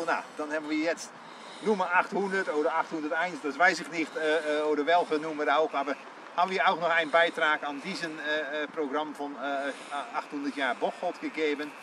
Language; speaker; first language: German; non-native, learner; Dutch